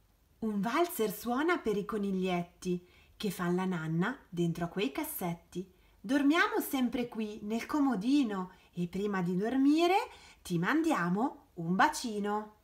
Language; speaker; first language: Italian; native; Italian